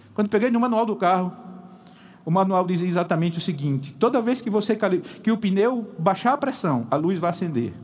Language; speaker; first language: Portuguese; native; Portuguese